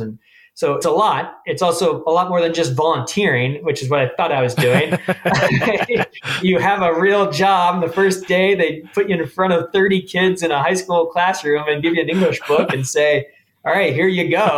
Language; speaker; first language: English; native; English